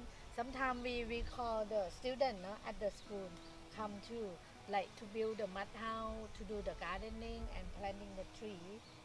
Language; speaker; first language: English; non-native, fluent; Thai